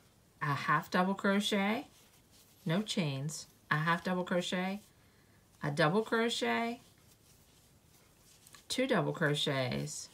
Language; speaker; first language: English; native; English